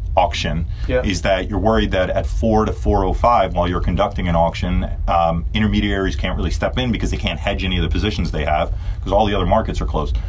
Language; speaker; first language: English; early bilingual, other home language; Turkish